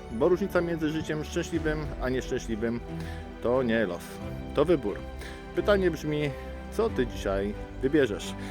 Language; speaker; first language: Polish; native; Polish